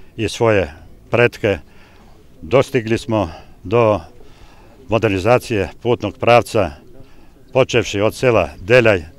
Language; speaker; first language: Bosnian; non-native, local second language; Albanian